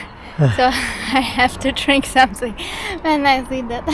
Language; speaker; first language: English; non-native, learner; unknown